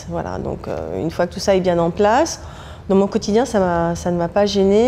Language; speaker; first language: French; native; French